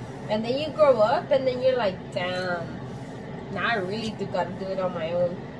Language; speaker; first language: English; early bilingual, other home language; Spanish